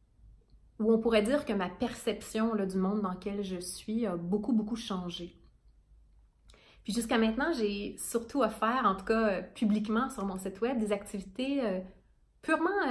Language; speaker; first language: French; native; French